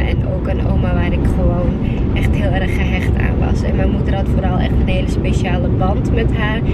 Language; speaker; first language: Dutch; non-native, fluent; Chechen